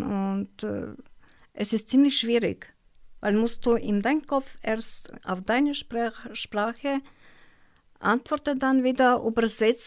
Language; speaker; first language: German; non-native, learner; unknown